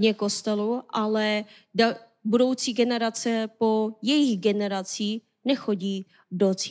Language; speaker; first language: Czech; non-native, fluent; Korean